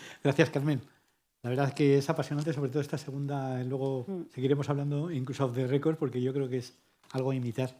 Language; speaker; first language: Spanish; native; Spanish